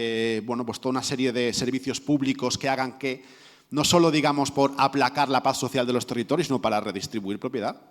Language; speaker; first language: Spanish; native; Spanish